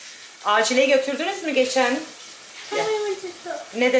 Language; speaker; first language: Turkish; native; Turkish